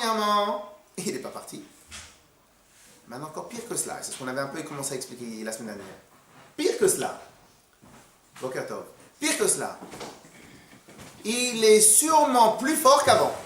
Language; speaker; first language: French; native; French